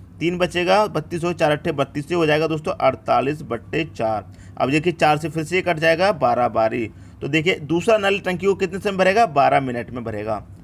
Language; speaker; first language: Hindi; native; Hindi